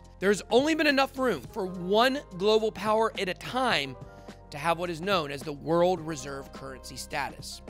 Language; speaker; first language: English; native; English